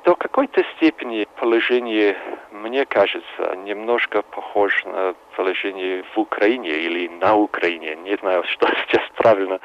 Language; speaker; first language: Russian; non-native, fluent; English